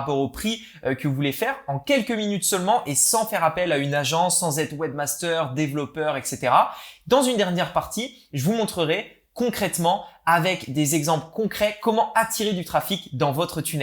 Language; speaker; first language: French; native; French